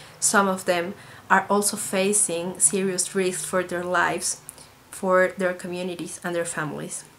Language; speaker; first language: English; non-native, fluent; Spanish